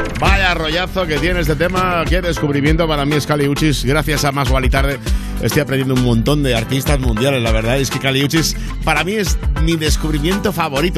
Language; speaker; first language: Spanish; native; Spanish